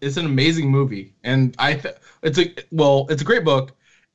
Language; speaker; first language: English; native; English